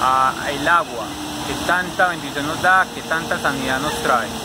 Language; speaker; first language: Spanish; native; Spanish